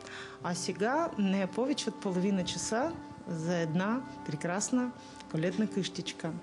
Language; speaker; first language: Bulgarian; non-native, learner; Russian